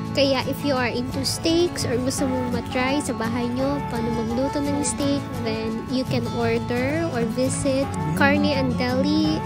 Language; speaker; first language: Filipino; non-native, local second language; Cebuano